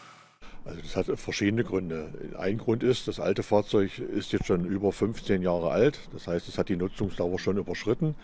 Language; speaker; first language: German; native; German